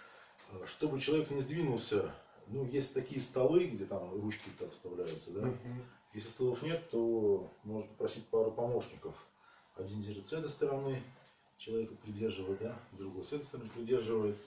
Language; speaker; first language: Russian; native; Russian